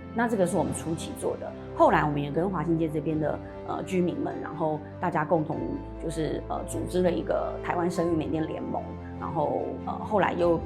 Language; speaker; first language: Chinese; native; Chinese